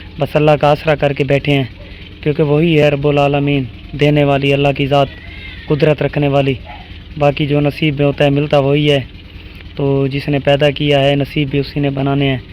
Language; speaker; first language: Urdu; non-native, local second language; Punjabi